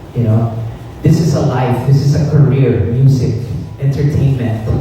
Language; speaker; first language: English; native; English